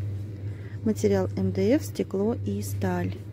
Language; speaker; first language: Russian; native; Russian